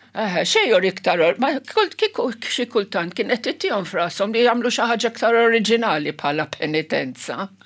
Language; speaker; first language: Maltese; non-native, local second language; Italian